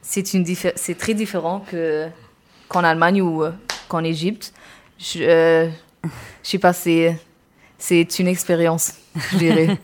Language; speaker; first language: French; non-native, fluent; Arabic